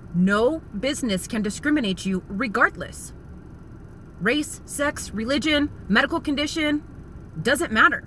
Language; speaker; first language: English; native; English